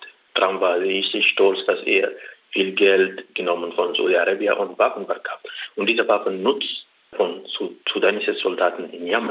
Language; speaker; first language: German; non-native, learner; Arabic